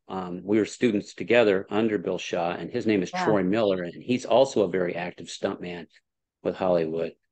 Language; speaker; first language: English; native; English